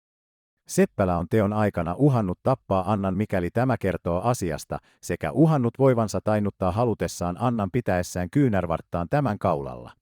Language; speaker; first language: Finnish; native; Finnish